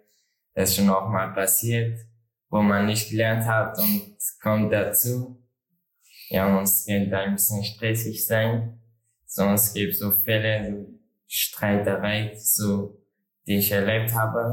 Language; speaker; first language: German; non-native, learner; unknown